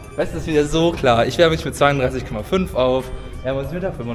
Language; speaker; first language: German; native; German